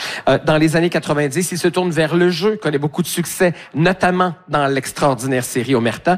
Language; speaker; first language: French; native; French